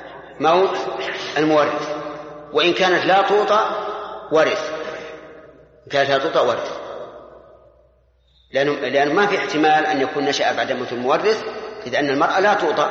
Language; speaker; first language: Arabic; native; Arabic